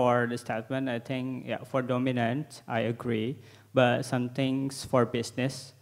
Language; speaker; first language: English; non-native, learner; Indonesian